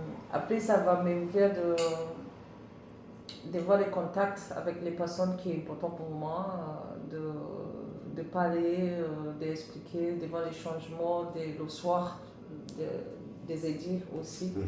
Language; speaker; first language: French; non-native, learner; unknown